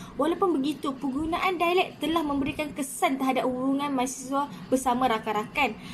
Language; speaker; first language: Malay; native; Malay